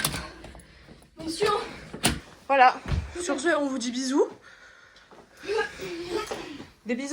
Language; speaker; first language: French; native; French